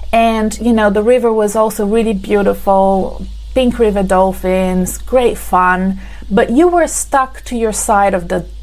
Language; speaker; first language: English; non-native, fluent; Portuguese